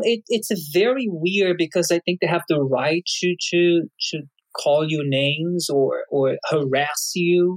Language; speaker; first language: English; non-native, fluent; Portuguese